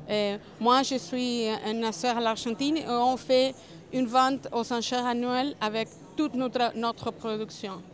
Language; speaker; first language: French; non-native, learner; Spanish